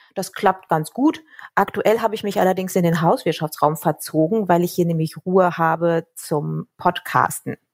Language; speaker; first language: German; native; German